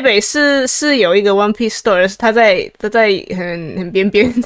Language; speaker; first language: Chinese; early bilingual, heritage; Chinese